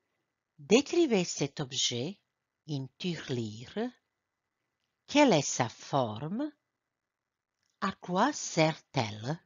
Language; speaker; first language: French; non-native, fluent; Croatian